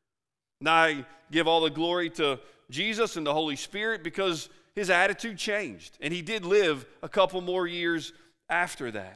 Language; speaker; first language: English; native; English